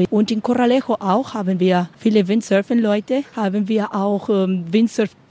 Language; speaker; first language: German; non-native, learner; Spanish